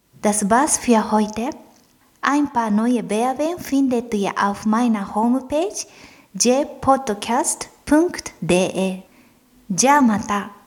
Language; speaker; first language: German; non-native, fluent; Japanese